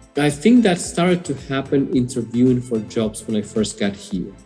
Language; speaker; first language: English; non-native, fluent; Spanish